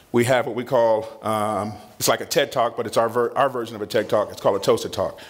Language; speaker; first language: English; native; English